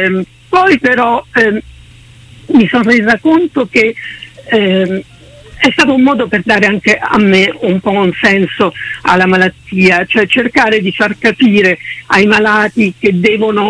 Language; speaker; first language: Italian; native; Italian